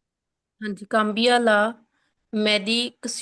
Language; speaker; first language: Italian; non-native, learner; Punjabi